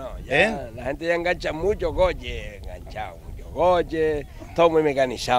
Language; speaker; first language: Spanish; native; Spanish